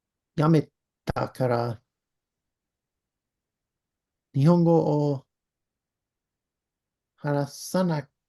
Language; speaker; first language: Japanese; non-native, learner; English